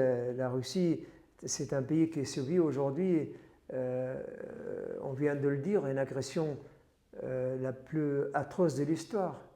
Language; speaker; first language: French; non-native, fluent; Arabic